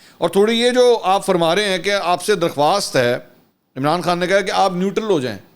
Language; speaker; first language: Urdu; native; Urdu